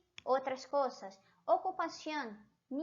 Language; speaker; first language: Spanish; non-native, fluent; Portuguese